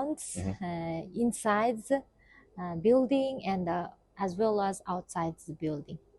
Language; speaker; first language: English; non-native, fluent; Kazakh